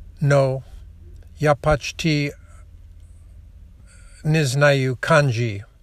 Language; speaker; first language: Russian; non-native, learner; English